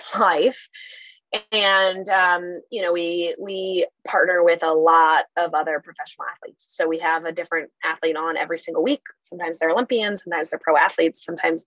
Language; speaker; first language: English; native; English